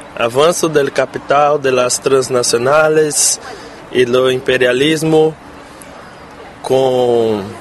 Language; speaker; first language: Spanish; non-native, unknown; Portuguese